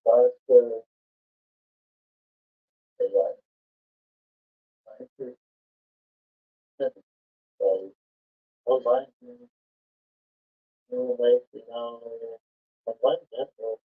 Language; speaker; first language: English; non-native, learner; Spanish